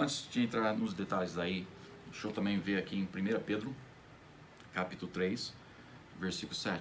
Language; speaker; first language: Portuguese; non-native, fluent; English